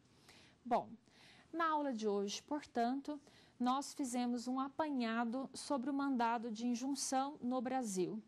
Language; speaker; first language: Portuguese; native; Portuguese